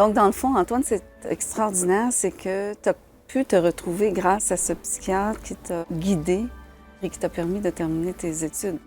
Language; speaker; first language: French; native; French